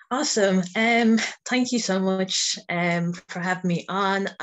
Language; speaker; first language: English; native; English